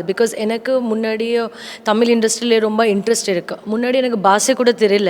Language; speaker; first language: Tamil; non-native, learner; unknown